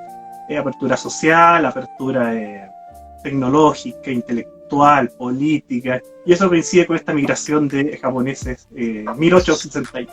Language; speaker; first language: Spanish; native; Spanish